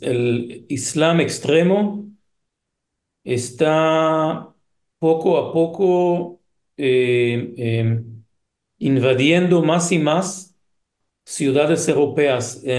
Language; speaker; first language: Spanish; non-native, fluent; Hebrew